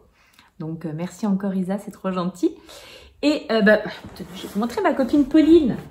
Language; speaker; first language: French; native; French